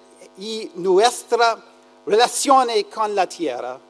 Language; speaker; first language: Spanish; non-native, learner; English